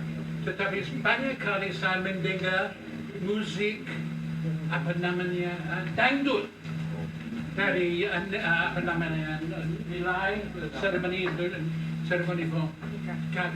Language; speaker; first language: Indonesian; non-native, learner; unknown